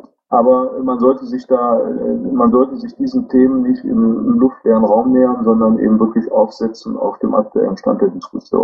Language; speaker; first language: German; native; German